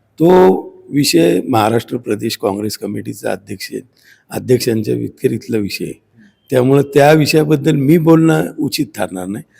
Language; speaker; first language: Marathi; native; Marathi